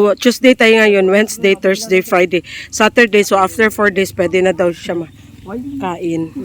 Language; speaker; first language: Filipino; non-native, local second language; Cebuano